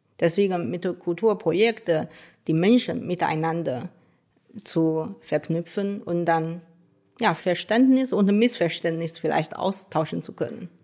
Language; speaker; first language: German; non-native, fluent; Chinese